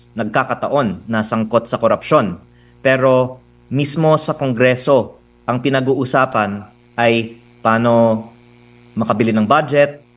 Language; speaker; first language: Filipino; native; Filipino